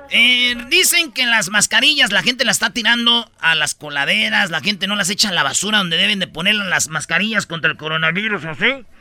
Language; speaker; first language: Spanish; native; Spanish